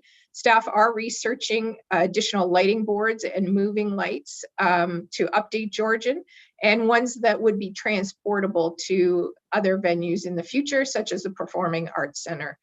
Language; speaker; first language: English; native; English